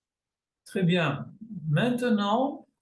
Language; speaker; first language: French; non-native, fluent; Portuguese